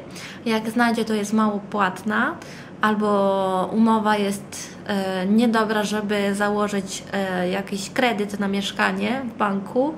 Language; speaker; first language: Polish; early bilingual, heritage; Italian